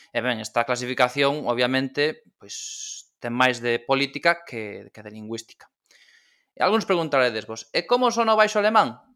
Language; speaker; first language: Galician; native; Galician